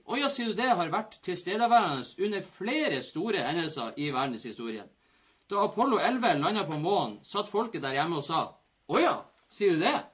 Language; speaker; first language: Norwegian; native; Norwegian